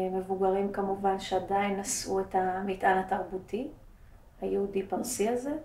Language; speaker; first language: Hebrew; early bilingual, other home language; Persian